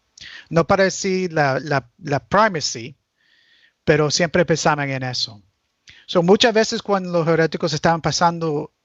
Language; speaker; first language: Spanish; early bilingual, heritage; Spanish